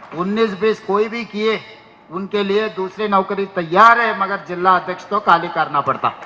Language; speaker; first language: Hindi; non-native, local second language; Telugu